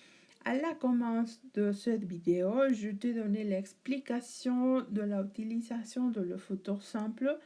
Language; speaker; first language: French; non-native, learner; Spanish